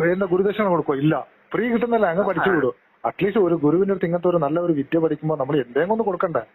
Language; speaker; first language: Malayalam; non-native, local second language; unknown